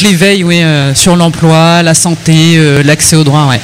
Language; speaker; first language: French; native; French